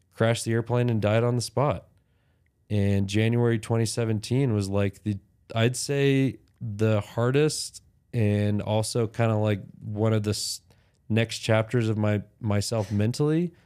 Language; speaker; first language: English; native; English